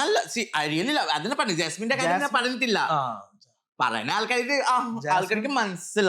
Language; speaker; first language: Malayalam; non-native, learner; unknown